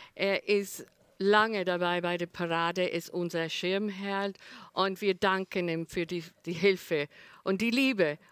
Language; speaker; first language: German; non-native, learner; English